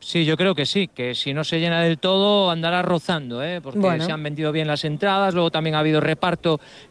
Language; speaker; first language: Spanish; native; Spanish